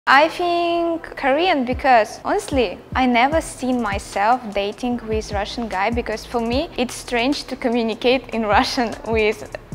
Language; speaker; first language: English; non-native, fluent; Russian